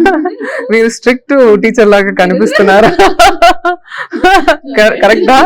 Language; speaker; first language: Telugu; non-native, learner; Tamil